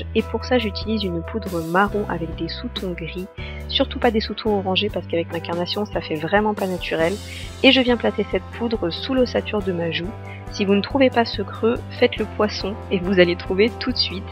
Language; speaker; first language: French; native; French